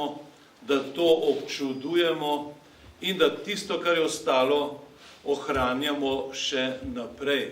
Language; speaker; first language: Slovenian; native; Slovenian